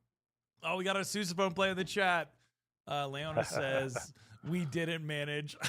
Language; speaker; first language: English; native; English